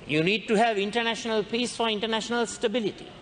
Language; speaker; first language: English; non-native, local second language; Sinhala